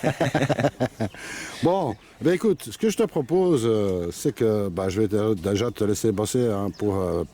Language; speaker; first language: French; native; French